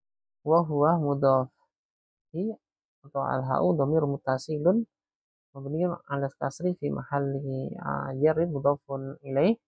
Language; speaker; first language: Arabic; non-native, fluent; Indonesian